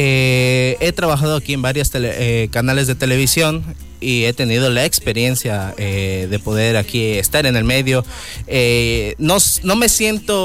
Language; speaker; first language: Spanish; native; Spanish